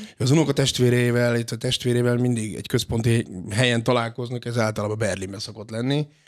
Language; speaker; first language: Hungarian; native; Hungarian